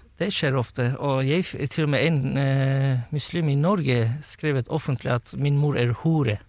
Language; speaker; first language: Norwegian; non-native, fluent; Turkish